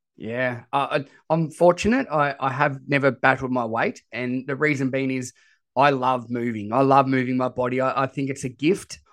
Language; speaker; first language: English; native; English